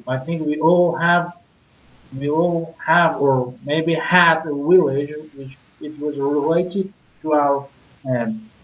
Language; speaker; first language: English; non-native, learner; Persian